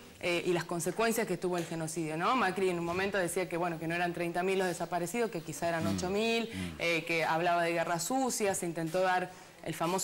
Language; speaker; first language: Spanish; native; Spanish